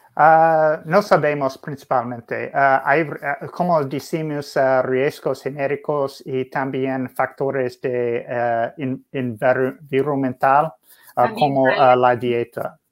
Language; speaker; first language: Spanish; non-native, learner; English